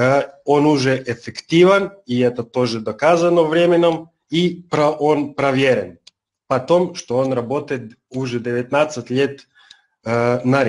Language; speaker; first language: Russian; non-native, learner; Serbian